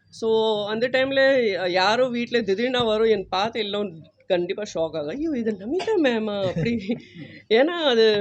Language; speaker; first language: Tamil; non-native, learner; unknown